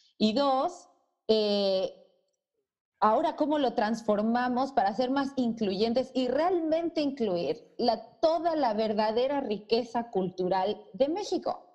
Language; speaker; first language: Spanish; native; Spanish